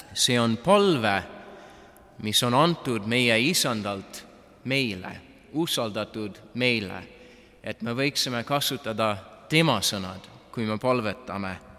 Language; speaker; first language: Estonian; non-native, fluent; English